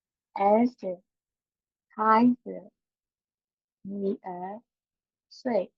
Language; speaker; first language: Chinese; non-native, learner; Burmese